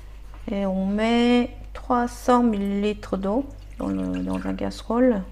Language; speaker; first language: French; non-native, fluent; Korean